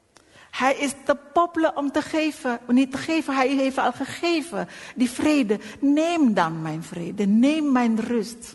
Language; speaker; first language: Dutch; non-native, fluent; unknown